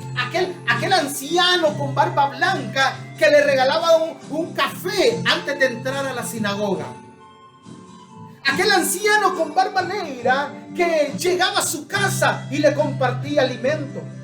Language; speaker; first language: Spanish; native; Spanish